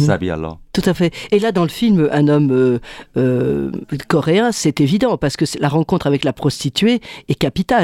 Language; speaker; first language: French; native; French